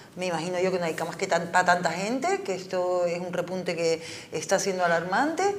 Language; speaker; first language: Spanish; native; Spanish